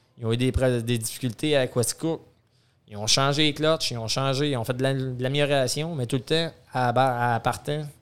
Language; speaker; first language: French; native; French